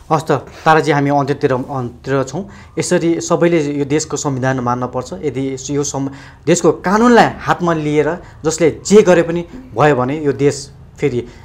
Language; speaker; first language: Nepali; native; Nepali